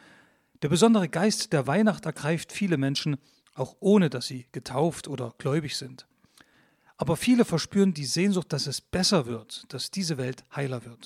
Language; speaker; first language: German; native; German